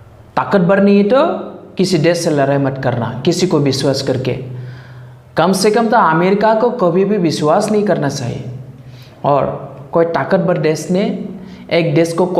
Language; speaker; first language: Hindi; non-native, local second language; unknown